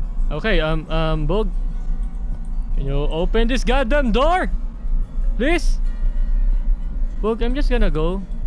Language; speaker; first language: English; non-native, local second language; Filipino